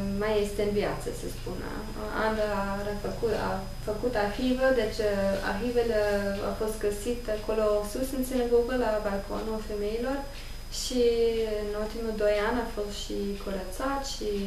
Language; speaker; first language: Romanian; non-native, learner; English